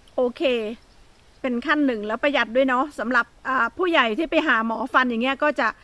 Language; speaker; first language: Thai; native; Thai